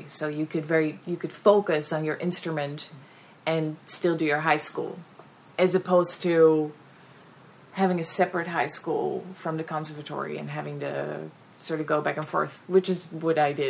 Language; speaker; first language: English; non-native, fluent; Dutch